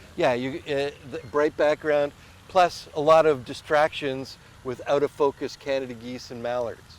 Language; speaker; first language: English; native; English